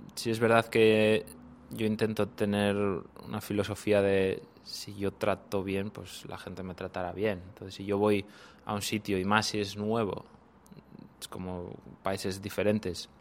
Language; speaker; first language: Spanish; native; Spanish